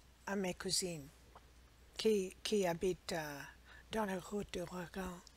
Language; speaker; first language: French; non-native, learner; English